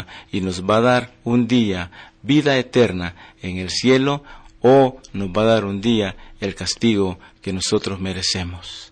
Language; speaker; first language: Spanish; native; Spanish